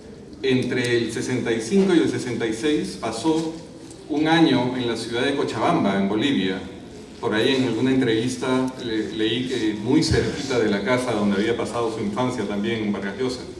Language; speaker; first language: Spanish; native; Spanish